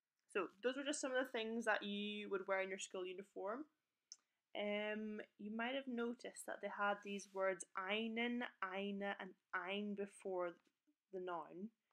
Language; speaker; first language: English; native; English